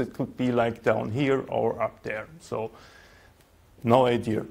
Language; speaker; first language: English; non-native, fluent; German